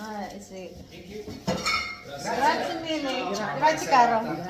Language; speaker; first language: Italian; non-native, learner; Filipino